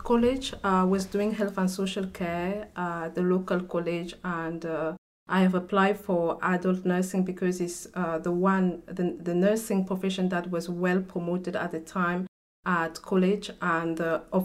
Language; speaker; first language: English; non-native, local second language; French